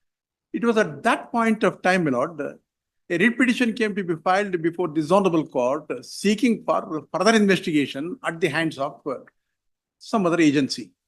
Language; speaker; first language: English; non-native, local second language; Kannada